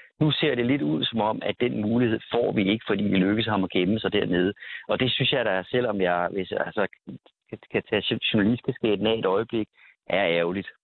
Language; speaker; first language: Danish; native; Danish